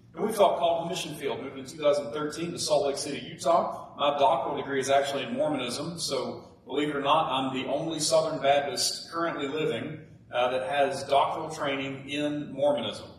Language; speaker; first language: English; native; English